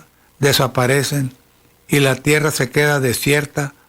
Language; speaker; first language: Spanish; native; Spanish